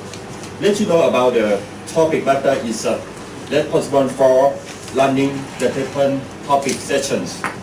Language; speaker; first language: English; non-native, learner; Thai